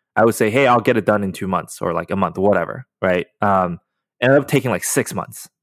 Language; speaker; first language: English; early bilingual, other home language; Chinese